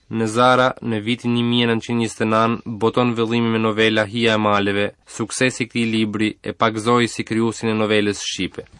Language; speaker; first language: Albanian; native; Albanian